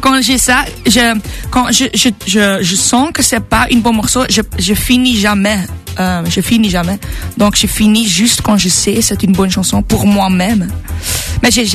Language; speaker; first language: French; non-native, local second language; Dutch